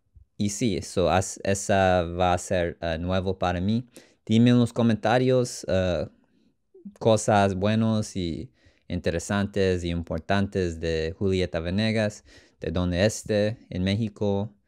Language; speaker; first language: Spanish; non-native, learner; English